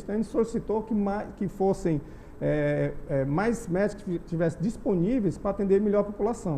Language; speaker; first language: Portuguese; native; Portuguese